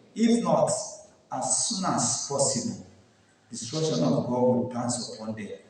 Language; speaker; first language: English; non-native, local second language; Yoruba